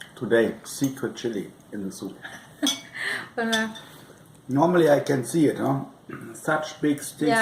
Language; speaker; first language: English; non-native, fluent; German